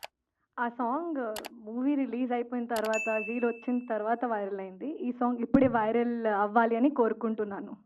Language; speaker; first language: Telugu; non-native, fluent; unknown